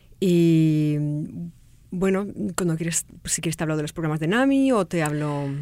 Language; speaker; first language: Spanish; native; Spanish